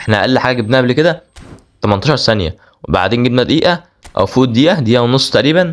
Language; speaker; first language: Arabic; native; Arabic